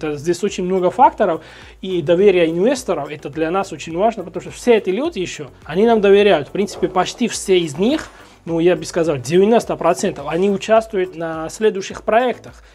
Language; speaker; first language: Russian; non-native, fluent; Georgian